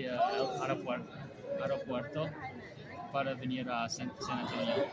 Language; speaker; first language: Spanish; non-native, learner; English